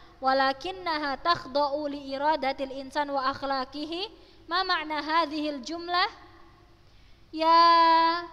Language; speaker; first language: Arabic; non-native, fluent; Indonesian